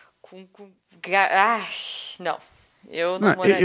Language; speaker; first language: Portuguese; native; Portuguese